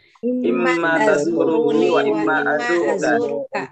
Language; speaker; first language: Arabic; non-native, learner; Indonesian